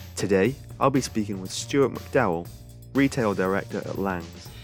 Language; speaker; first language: English; native; English